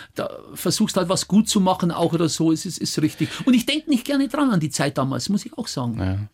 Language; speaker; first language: German; native; German